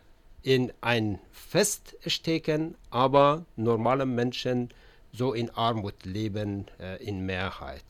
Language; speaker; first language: German; non-native, learner; Persian